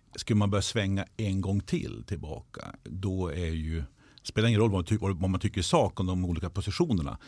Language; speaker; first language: Swedish; native; Swedish